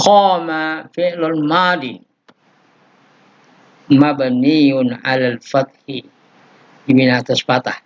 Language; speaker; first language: Arabic; non-native, fluent; Indonesian